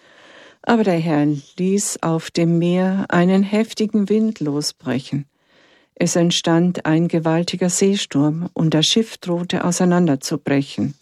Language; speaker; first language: German; native; German